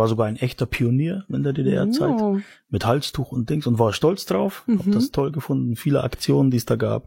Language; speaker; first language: German; native; German